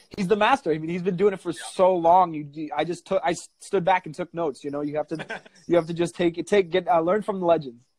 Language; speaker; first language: English; native; English